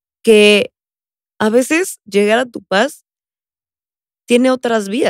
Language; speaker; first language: Spanish; native; Spanish